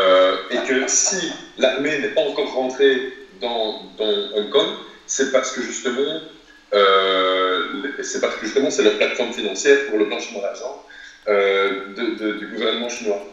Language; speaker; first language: French; native; French